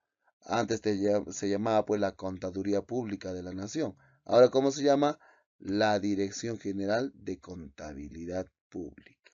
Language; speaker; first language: Spanish; native; Spanish